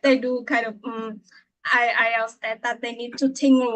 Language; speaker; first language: English; non-native, learner; Vietnamese